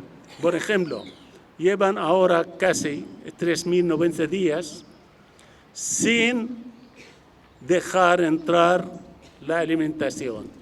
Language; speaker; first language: Spanish; non-native, fluent; Arabic